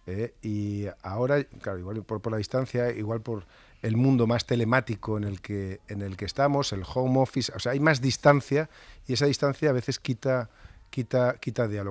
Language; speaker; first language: Spanish; native; Spanish